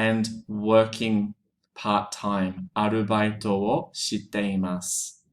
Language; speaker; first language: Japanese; non-native, fluent; English